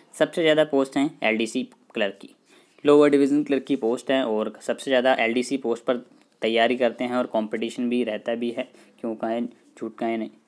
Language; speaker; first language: Hindi; native; Hindi